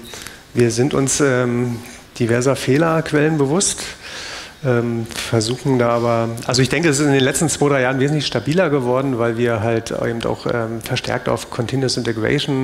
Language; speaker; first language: German; native; German